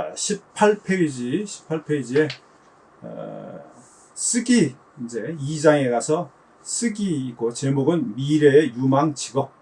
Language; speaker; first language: Korean; native; Korean